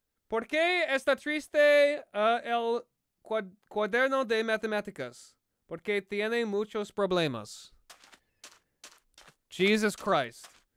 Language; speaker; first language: Spanish; non-native, learner; English